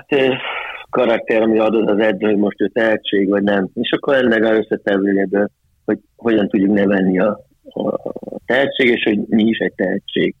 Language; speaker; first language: Hungarian; early bilingual, heritage; Hungarian